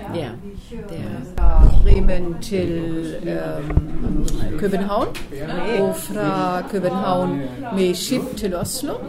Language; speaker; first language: Norwegian; non-native, learner; German